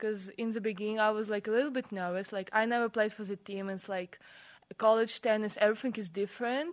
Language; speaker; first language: English; non-native, fluent; Russian